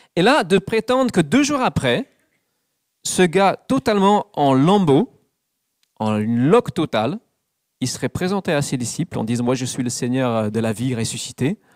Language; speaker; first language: French; non-native, fluent; English